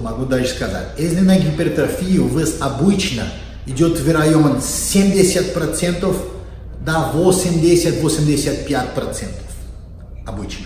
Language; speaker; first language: Russian; non-native, learner; Portuguese